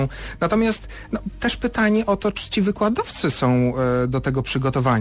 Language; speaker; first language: Polish; native; Polish